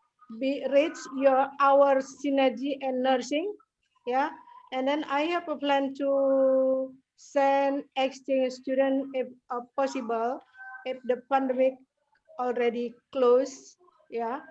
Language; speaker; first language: English; non-native, learner; Indonesian